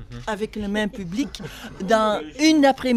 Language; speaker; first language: French; non-native, local second language; Dutch